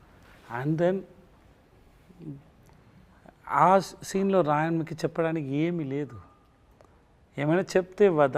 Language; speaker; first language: Telugu; non-native, learner; Tamil